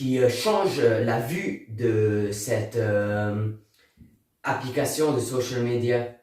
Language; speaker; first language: French; non-native, learner; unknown